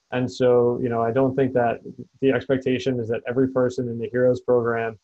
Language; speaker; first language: English; native; English